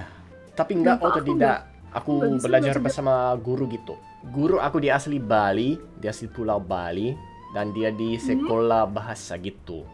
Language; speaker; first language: Indonesian; non-native, fluent; English